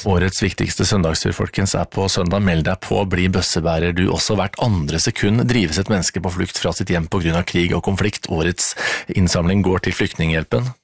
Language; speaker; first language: Norwegian; native; Norwegian